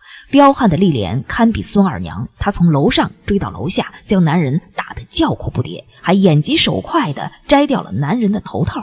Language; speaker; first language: Chinese; native; Chinese